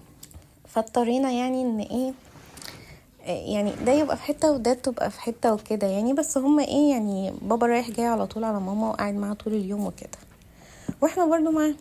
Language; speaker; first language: Arabic; native; Arabic